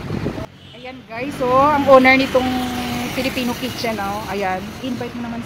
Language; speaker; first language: Filipino; native; Filipino